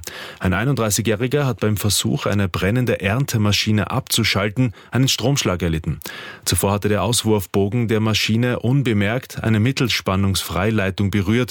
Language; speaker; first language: German; native; German